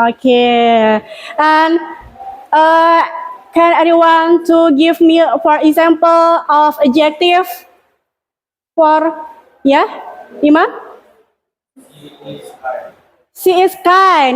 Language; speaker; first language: English; non-native, learner; Indonesian